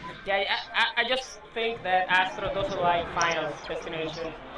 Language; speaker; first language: English; non-native, local second language; Spanish